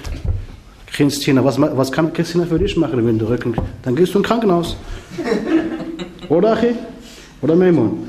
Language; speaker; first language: German; non-native, learner; Arabic